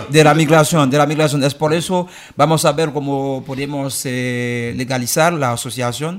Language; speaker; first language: Spanish; non-native, learner; Haitian Creole